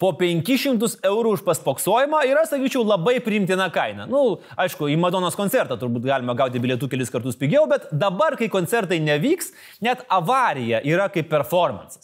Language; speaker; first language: Lithuanian; native; Lithuanian